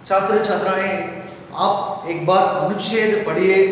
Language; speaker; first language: Hindi; non-native, local second language; Telugu